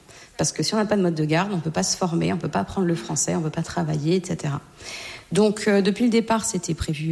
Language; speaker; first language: French; native; French